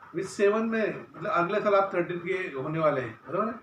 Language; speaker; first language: Hindi; non-native, local second language; Marathi